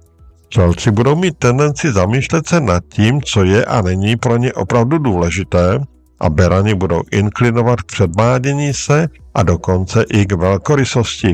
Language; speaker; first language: Czech; native; Czech